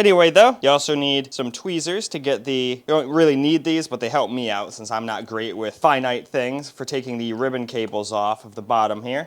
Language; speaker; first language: English; native; English